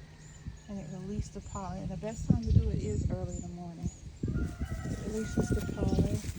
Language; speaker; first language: English; native; English